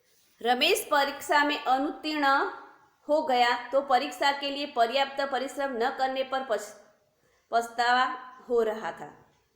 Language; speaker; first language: Hindi; non-native, local second language; Gujarati